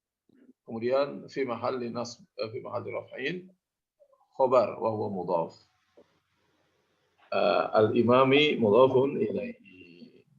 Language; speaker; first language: Arabic; non-native, learner; Indonesian